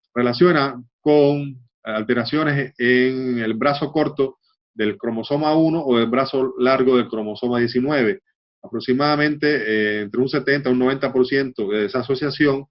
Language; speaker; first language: Spanish; native; Spanish